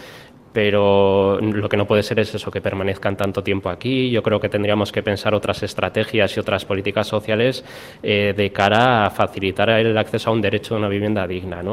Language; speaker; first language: Spanish; native; Spanish